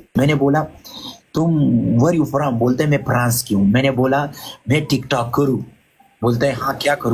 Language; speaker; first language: Hindi; non-native, learner; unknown